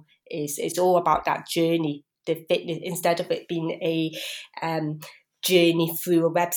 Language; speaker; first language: English; native; English